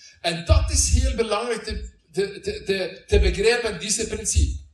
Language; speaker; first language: Dutch; non-native, learner; Norwegian